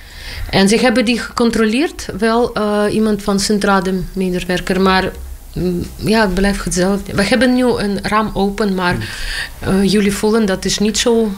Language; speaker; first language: Dutch; non-native, learner; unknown